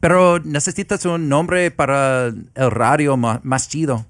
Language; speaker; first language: Spanish; non-native, learner; English